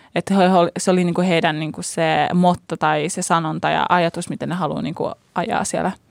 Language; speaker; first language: Finnish; early bilingual, other home language; Persian